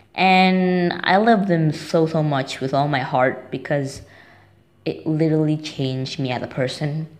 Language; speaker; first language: English; non-native, fluent; Indonesian